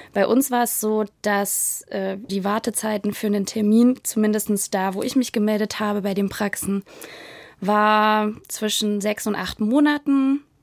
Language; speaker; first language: German; native; German